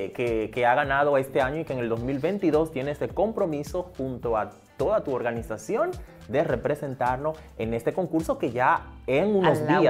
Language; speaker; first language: Spanish; native; Spanish